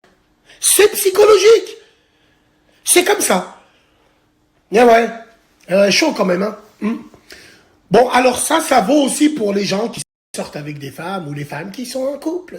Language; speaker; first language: French; native; French